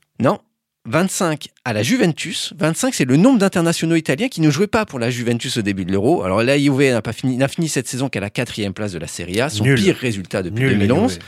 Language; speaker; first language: French; native; French